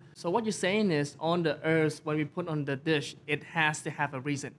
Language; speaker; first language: English; non-native, fluent; Vietnamese